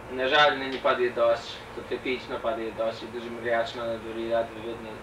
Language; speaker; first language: Ukrainian; early bilingual, heritage; Ukrainian